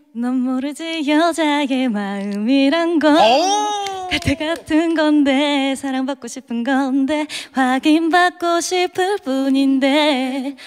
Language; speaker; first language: Korean; native; Korean